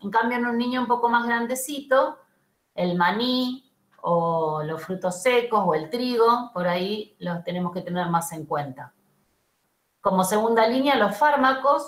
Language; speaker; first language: Spanish; native; Spanish